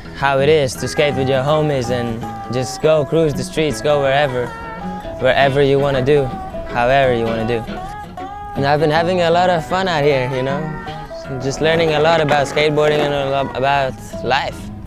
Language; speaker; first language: English; non-native, fluent; Latvian